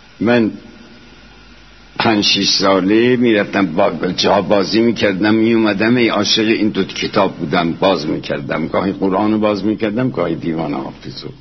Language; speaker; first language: Persian; non-native, local second language; Azerbaijani